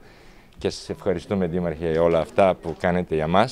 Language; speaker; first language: Greek; non-native, fluent; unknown